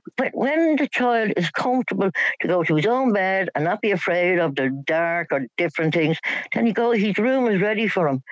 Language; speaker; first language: English; native; English